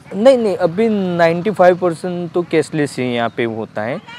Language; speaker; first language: Hindi; non-native, local second language; Gujarati